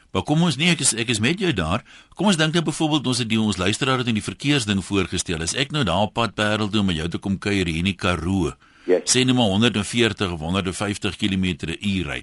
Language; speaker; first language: Afrikaans; native; Afrikaans